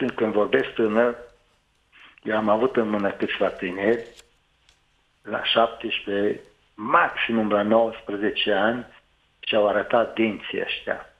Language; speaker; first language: Romanian; non-native, local second language; Hungarian